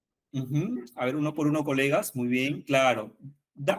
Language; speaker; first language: Spanish; native; Spanish